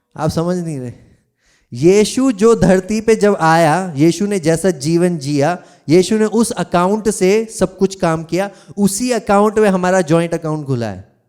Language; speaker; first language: Hindi; non-native, local second language; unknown